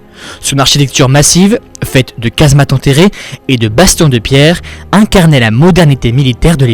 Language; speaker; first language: French; native; French